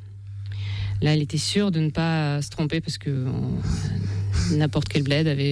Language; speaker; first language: French; non-native, fluent; Russian